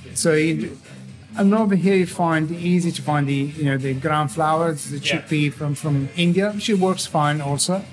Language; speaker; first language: English; non-native, fluent; Italian